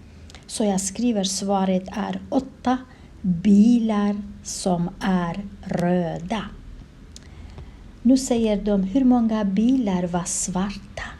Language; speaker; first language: Swedish; non-native, learner; Kurdish